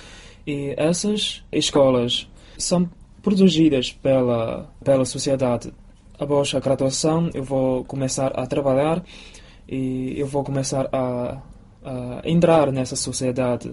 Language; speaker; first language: Portuguese; non-native, fluent; Chinese